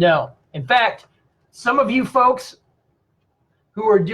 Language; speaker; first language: English; native; English